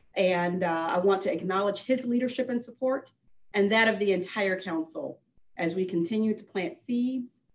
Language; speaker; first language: English; native; English